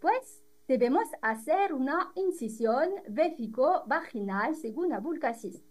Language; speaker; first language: Spanish; non-native, fluent; French